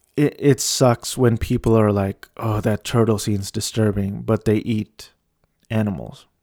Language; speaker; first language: English; early bilingual, other home language; Filipino